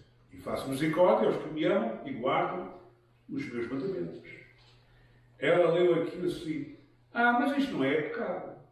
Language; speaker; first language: Portuguese; native; Portuguese